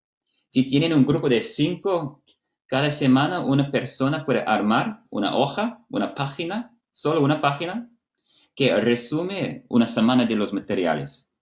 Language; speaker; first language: Spanish; non-native, fluent; Portuguese